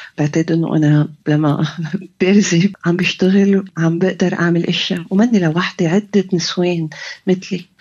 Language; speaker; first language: Arabic; early bilingual, heritage; Arabic